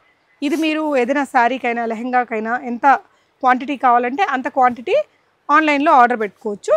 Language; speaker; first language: Telugu; native; Telugu